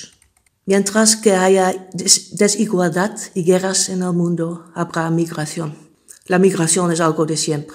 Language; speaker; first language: Spanish; non-native, fluent; Dutch